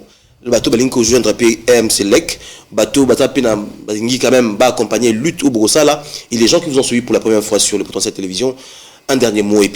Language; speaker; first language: French; non-native, local second language; Lingala